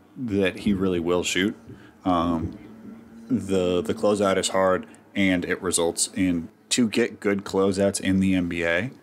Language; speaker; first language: English; native; English